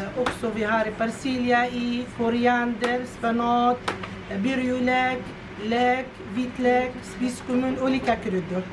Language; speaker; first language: Swedish; non-native, learner; Arabic